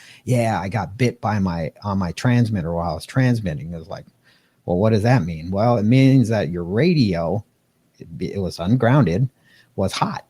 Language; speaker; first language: English; native; English